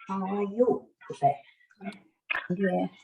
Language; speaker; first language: English; non-native, learner; Chinese